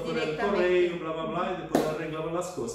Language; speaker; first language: Spanish; non-native, fluent; Portuguese